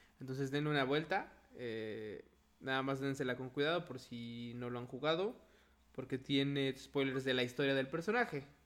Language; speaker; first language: Spanish; native; Spanish